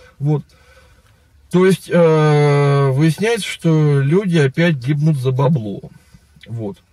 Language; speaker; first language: Russian; native; Russian